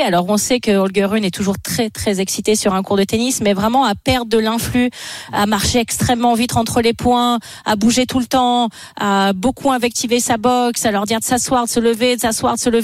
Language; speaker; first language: French; native; French